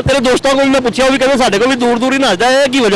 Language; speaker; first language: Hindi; non-native, local second language; Punjabi